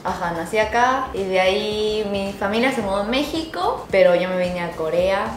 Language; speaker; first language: Spanish; early bilingual, other home language; Korean